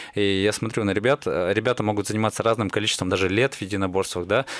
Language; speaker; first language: Russian; native; Russian